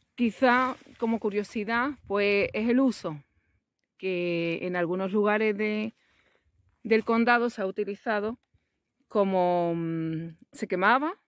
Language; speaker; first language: Spanish; native; Spanish